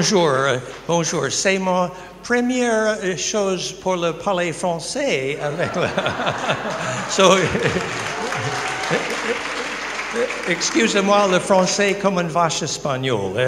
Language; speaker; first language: French; non-native, learner; English